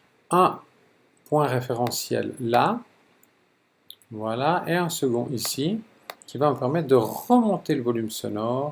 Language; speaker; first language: French; native; French